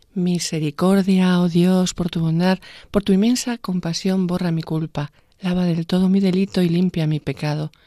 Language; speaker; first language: Spanish; native; Spanish